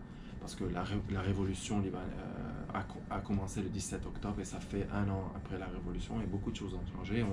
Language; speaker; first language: French; non-native, fluent; Arabic